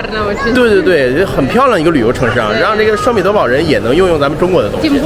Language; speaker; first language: Chinese; native; Chinese